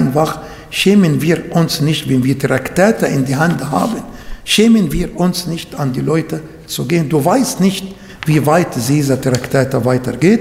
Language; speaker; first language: German; non-native, fluent; Arabic